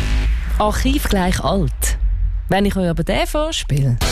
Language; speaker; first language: German; native; German